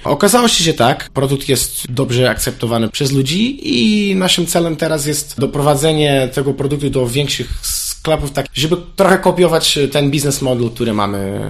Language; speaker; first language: Polish; non-native, fluent; Portuguese